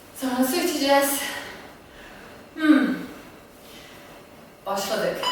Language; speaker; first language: Turkish; non-native, fluent; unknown